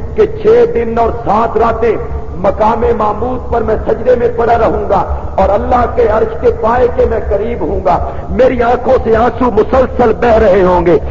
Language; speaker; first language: Urdu; non-native, local second language; Punjabi